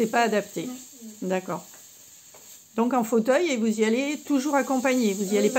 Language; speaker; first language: French; native; French